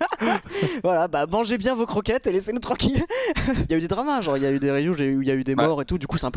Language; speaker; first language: French; native; French